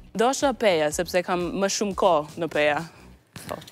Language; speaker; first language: Albanian; non-native, learner; English